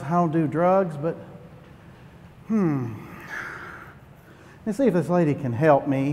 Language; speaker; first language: English; native; English